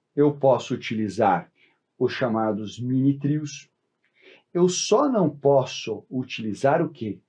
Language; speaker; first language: Portuguese; native; Portuguese